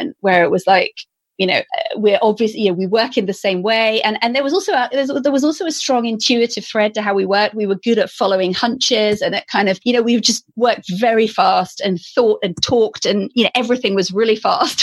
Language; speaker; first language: English; native; English